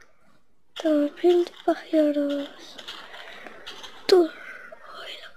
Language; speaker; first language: Turkish; non-native, learner; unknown